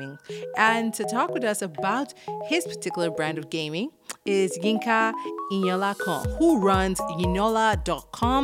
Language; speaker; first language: English; non-native, local second language; Yoruba